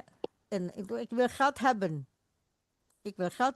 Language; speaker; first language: Dutch; non-native, fluent; Indonesian